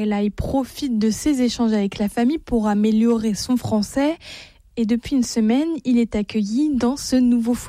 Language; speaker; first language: French; native; French